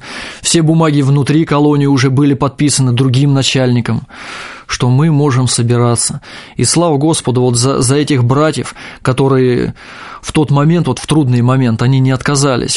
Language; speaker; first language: Russian; native; Russian